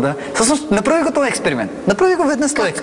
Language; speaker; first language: Bulgarian; non-native, fluent; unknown